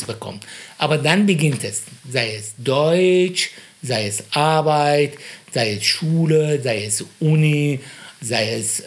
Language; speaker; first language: German; non-native, fluent; Persian